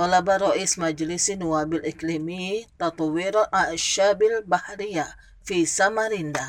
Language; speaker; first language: Arabic; non-native, fluent; Indonesian